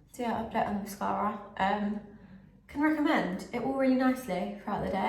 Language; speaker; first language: English; native; English